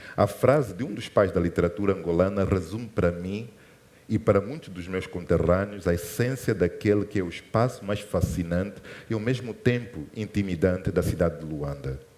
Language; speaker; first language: Portuguese; native; Portuguese